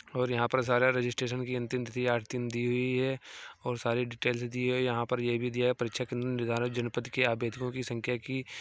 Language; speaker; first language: Hindi; native; Hindi